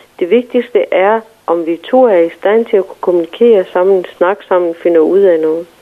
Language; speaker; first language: Danish; non-native, fluent; Persian